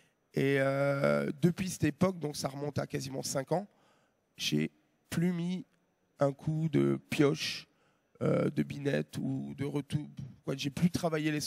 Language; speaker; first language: French; native; French